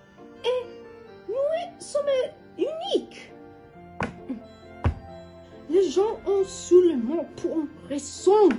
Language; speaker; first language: French; non-native, learner; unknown